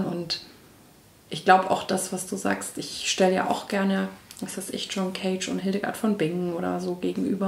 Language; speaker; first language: German; native; German